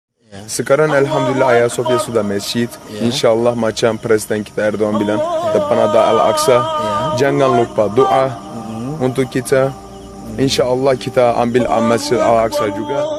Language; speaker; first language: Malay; non-native, learner; Turkish